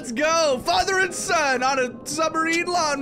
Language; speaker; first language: English; native; English